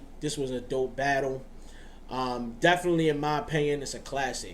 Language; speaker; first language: English; native; English